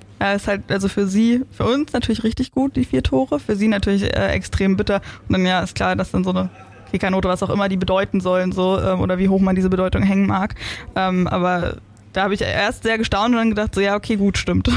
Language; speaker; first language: German; native; German